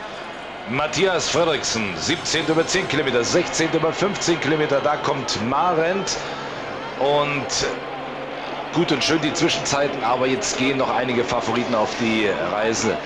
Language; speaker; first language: German; native; German